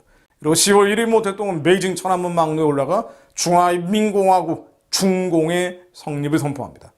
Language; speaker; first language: Korean; native; Korean